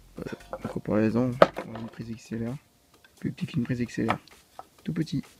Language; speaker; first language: French; native; French